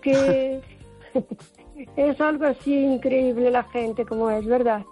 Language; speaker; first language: Spanish; native; Spanish